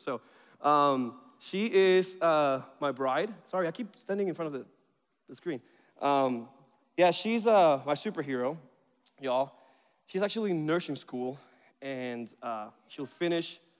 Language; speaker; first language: English; early bilingual, other home language; Spanish